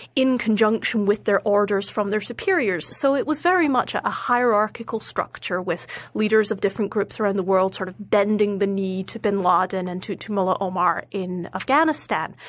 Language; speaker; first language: English; native; English